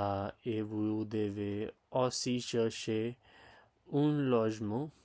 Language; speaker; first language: French; non-native, learner; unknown